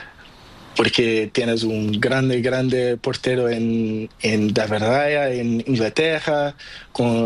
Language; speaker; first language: Spanish; non-native, learner; Portuguese